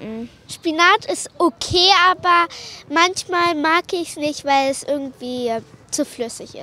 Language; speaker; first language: German; native; German